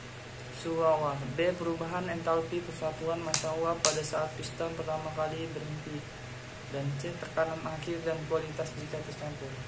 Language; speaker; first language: Indonesian; native; Indonesian